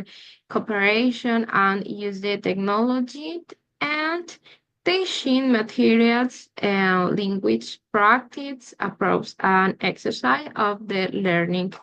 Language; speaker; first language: English; non-native, learner; Spanish